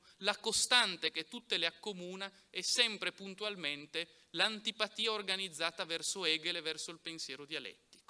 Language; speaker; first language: Italian; native; Italian